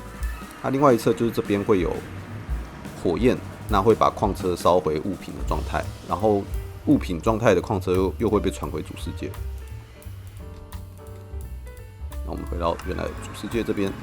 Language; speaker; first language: Chinese; native; Chinese